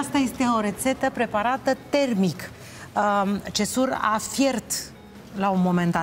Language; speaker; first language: Romanian; native; Romanian